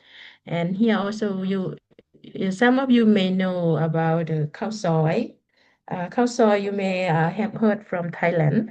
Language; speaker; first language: English; non-native, learner; Lao